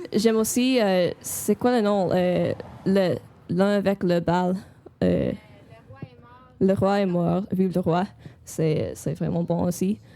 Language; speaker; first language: French; non-native, fluent; English